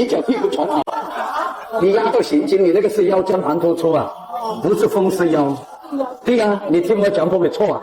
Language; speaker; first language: Chinese; native; Chinese